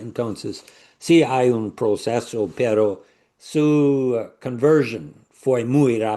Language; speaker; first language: Spanish; non-native, learner; English